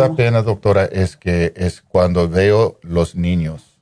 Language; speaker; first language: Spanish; non-native, fluent; English